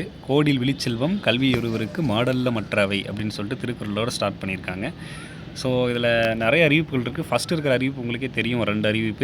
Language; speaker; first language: Tamil; native; Tamil